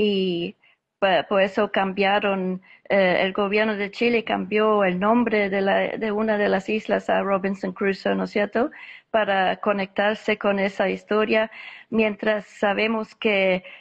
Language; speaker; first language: Spanish; non-native, fluent; English